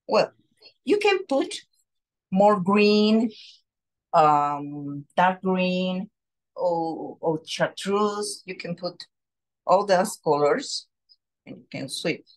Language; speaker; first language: English; non-native, learner; Spanish